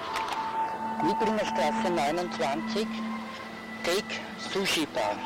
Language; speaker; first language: German; native; German